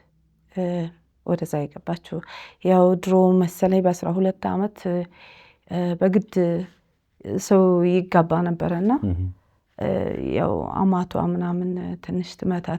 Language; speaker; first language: Amharic; early bilingual, heritage; Amharic